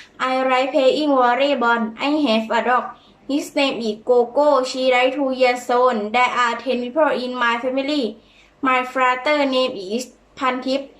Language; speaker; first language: English; non-native, learner; Thai